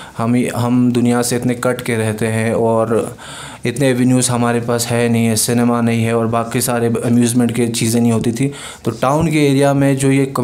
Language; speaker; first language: Hindi; non-native, local second language; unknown